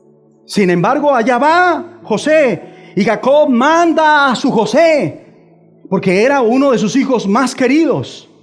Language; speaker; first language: Spanish; native; Spanish